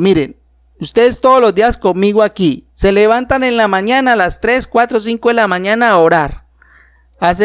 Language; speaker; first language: Spanish; native; Spanish